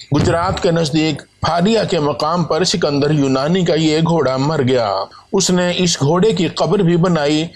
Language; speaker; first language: Urdu; native; Urdu